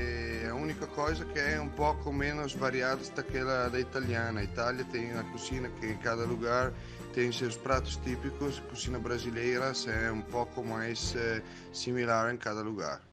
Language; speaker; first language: Portuguese; non-native, fluent; Italian